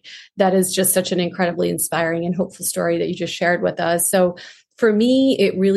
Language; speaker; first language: English; non-native, local second language; Hindi